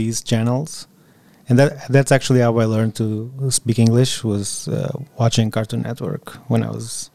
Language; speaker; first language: English; non-native, fluent; Portuguese